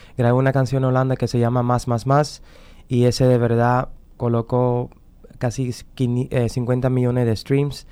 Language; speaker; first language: Spanish; early bilingual, heritage; Spanish